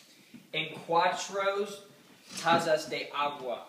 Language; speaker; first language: Spanish; non-native, learner; English